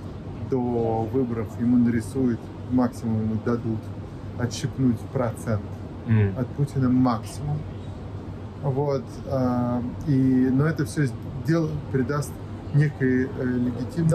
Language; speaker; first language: Russian; native; Russian